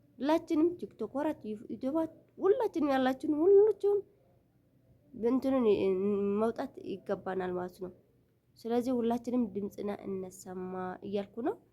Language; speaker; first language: Amharic; non-native, local second language; Tigrinya